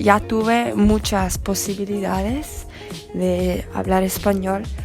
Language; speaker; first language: Spanish; non-native, fluent; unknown